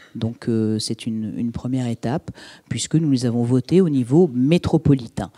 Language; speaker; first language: French; native; French